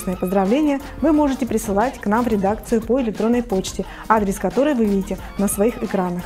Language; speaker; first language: Russian; native; Russian